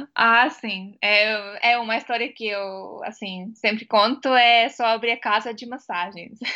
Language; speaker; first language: Portuguese; non-native, fluent; Estonian